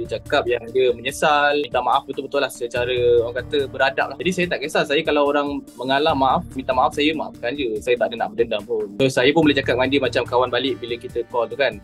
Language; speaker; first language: Malay; native; Malay